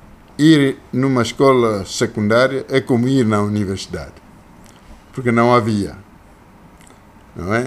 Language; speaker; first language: Portuguese; non-native, local second language; Kongo